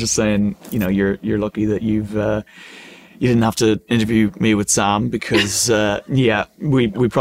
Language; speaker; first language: English; native; English